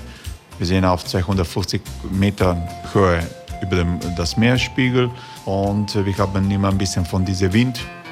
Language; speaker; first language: German; non-native, learner; Croatian